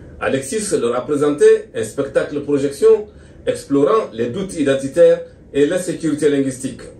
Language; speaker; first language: French; native; French